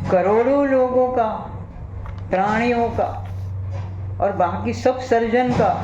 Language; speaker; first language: Hindi; non-native, local second language; Gujarati